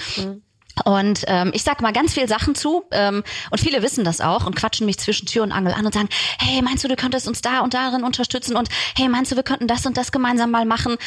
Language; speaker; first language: German; early bilingual, other home language; Turkish